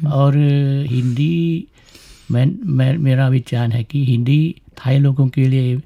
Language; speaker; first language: Hindi; non-native, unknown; Thai